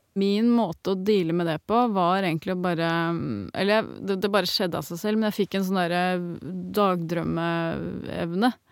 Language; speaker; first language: Norwegian; native; Norwegian